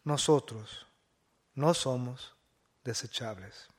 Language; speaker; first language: Spanish; early bilingual, heritage; Spanish